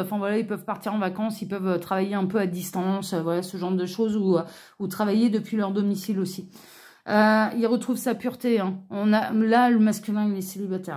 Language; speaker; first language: French; native; French